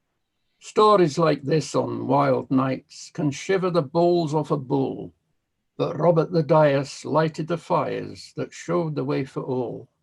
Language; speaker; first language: English; native; English